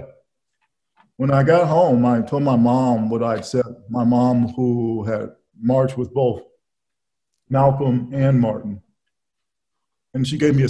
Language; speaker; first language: English; native; English